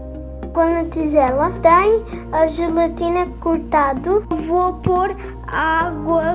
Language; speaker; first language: Portuguese; early bilingual, other home language; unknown